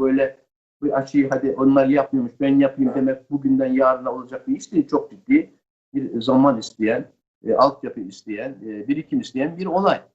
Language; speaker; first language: Turkish; native; Turkish